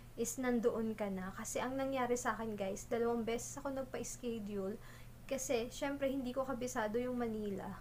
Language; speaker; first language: Filipino; native; Filipino